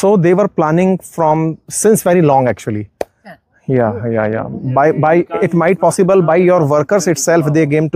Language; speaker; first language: English; non-native, local second language; Hindi